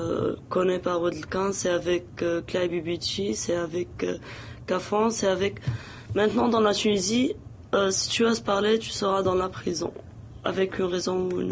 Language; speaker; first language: French; non-native, local second language; Arabic